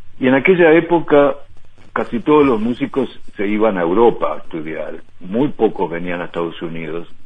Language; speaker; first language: Spanish; native; Spanish